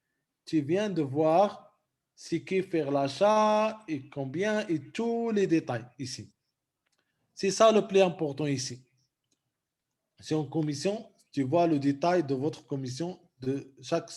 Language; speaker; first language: French; non-native, local second language; Arabic